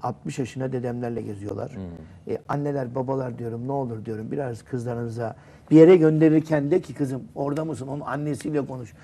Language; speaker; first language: Turkish; native; Turkish